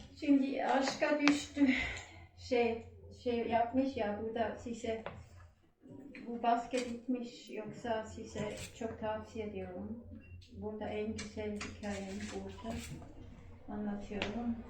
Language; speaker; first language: Turkish; non-native, learner; German